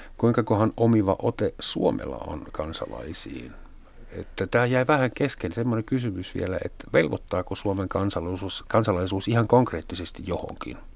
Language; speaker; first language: Finnish; non-native, fluent; German